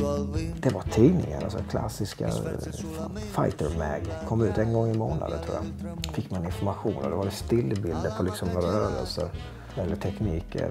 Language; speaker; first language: Swedish; native; Swedish